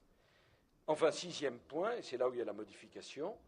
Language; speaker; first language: French; native; French